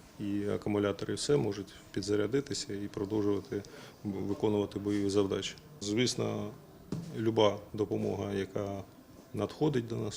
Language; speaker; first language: Ukrainian; native; Ukrainian